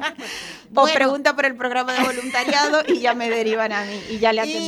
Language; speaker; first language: Spanish; native; Spanish